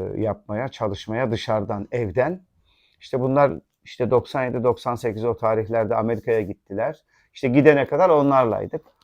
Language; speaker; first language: Turkish; native; Turkish